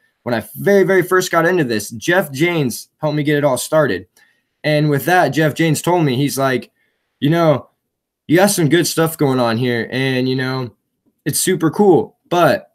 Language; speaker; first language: English; native; English